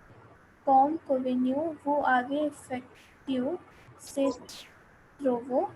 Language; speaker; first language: French; non-native, learner; Hindi